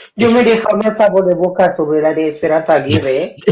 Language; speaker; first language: Spanish; non-native, fluent; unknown